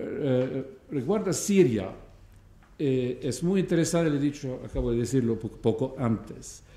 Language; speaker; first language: Spanish; non-native, fluent; Arabic